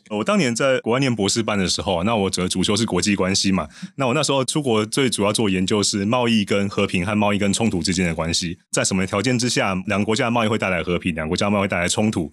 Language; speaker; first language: Chinese; native; Chinese